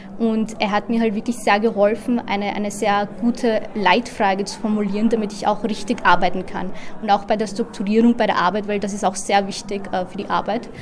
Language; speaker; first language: German; early bilingual, other home language; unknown